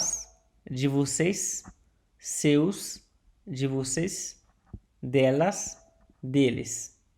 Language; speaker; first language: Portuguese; non-native, learner; Haitian Creole